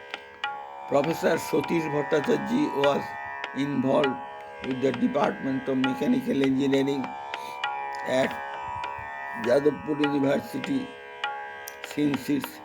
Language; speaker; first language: English; non-native, local second language; Bangla